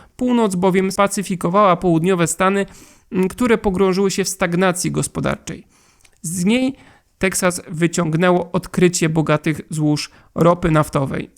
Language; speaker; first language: Polish; native; Polish